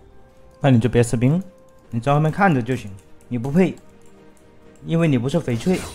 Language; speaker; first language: Chinese; native; Chinese